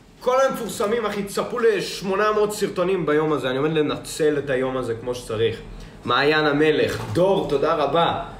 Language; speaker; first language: Hebrew; early bilingual, other home language; Russian